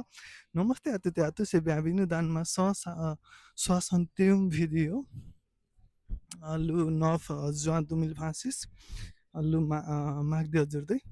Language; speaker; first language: French; non-native, learner; Nepali